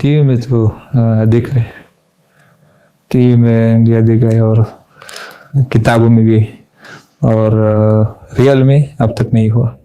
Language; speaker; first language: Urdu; non-native, learner; Pashto